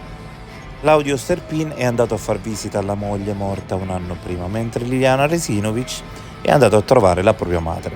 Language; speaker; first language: Italian; native; Italian